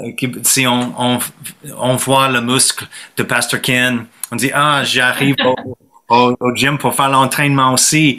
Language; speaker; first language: French; non-native, fluent; English